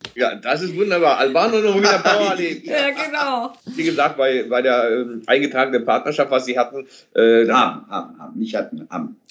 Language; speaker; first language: German; native; German